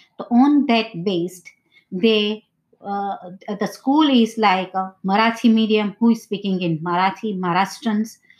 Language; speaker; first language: English; non-native, local second language; Gujarati